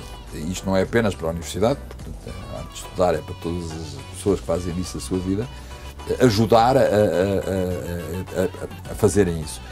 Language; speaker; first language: Portuguese; native; Portuguese